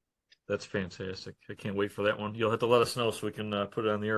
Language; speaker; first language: English; native; English